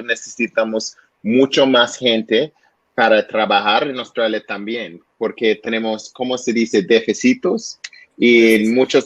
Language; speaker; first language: Spanish; non-native, learner; English